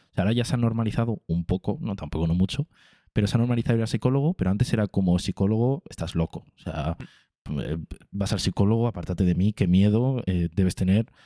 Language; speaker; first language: Spanish; native; Spanish